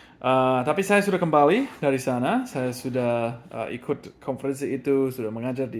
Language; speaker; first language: Indonesian; non-native, fluent; English